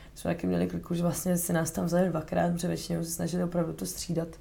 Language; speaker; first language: Czech; native; Czech